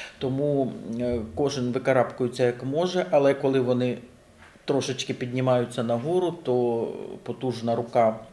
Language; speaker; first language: Ukrainian; native; Ukrainian